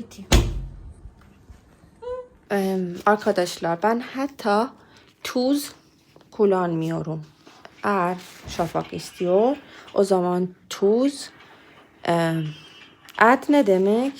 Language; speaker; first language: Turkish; non-native, learner; Persian